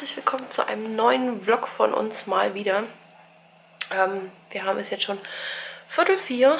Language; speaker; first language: German; native; German